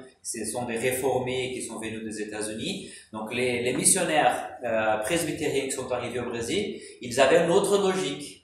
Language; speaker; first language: French; non-native, fluent; Portuguese